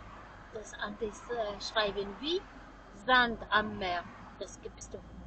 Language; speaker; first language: German; non-native, learner; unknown